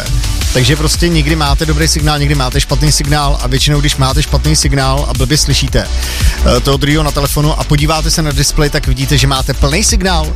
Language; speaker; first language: Czech; native; Czech